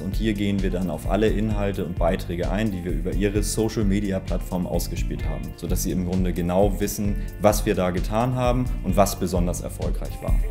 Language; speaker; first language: German; native; German